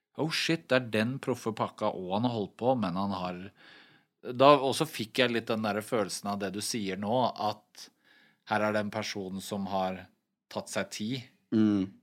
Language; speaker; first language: Norwegian; native; Norwegian